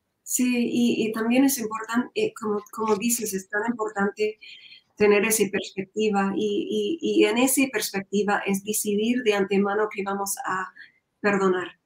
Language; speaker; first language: Spanish; non-native, learner; English